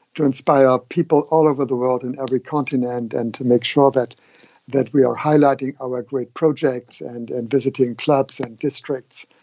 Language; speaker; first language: English; non-native, fluent; German